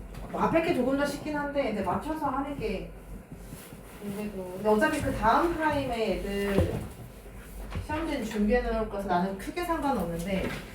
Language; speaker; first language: Korean; native; Korean